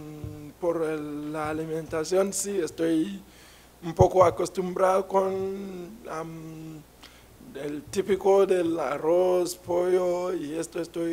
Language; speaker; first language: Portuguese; non-native, learner; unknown